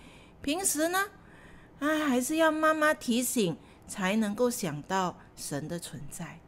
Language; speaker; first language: Chinese; native; Chinese